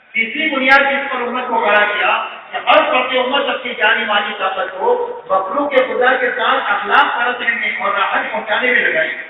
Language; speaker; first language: Urdu; native; Urdu